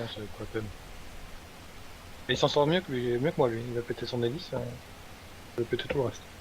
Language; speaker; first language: French; native; French